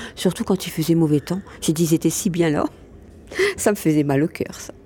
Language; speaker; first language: French; non-native, local second language; Arabic